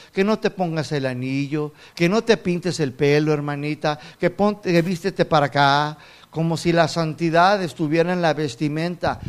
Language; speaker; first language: Spanish; non-native, fluent; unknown